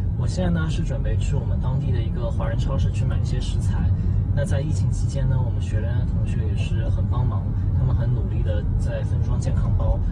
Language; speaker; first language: Chinese; native; Chinese